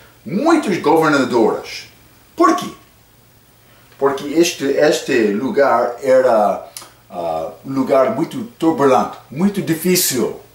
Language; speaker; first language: Portuguese; non-native, fluent; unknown